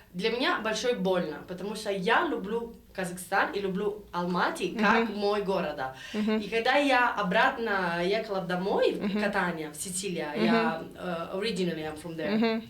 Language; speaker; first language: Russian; non-native, learner; Italian